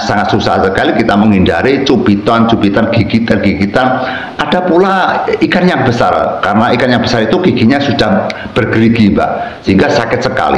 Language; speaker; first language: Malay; non-native, local second language; Javanese